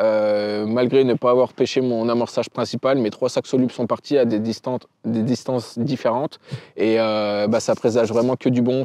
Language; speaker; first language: French; native; French